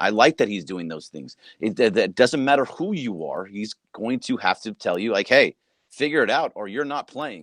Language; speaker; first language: English; native; English